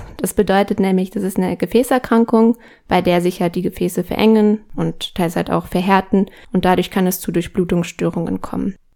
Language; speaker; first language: German; non-native, fluent; Spanish